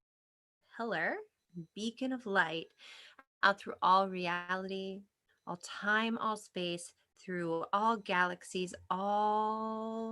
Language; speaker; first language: English; native; English